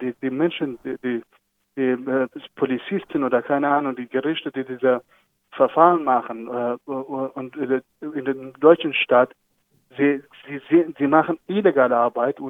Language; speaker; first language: German; non-native, fluent; Persian